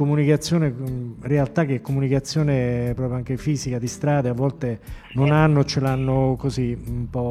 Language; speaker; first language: Italian; native; Italian